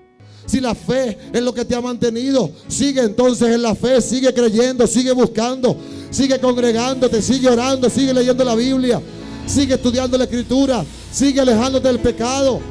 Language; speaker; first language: Spanish; native; Spanish